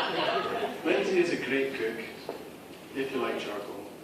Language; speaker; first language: English; native; English